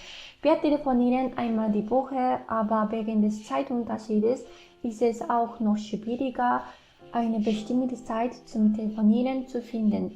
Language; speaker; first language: German; non-native, fluent; Japanese